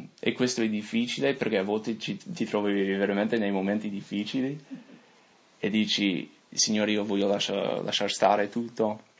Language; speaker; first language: Italian; non-native, fluent; English